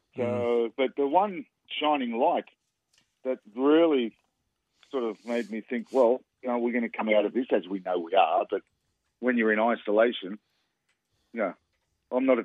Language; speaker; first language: English; native; English